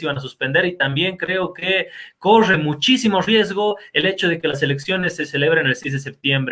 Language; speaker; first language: Spanish; native; Spanish